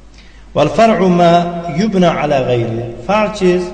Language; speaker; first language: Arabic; non-native, fluent; Tajik